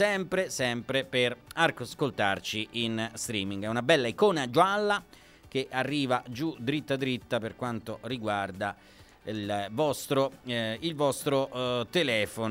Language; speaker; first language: Italian; native; Italian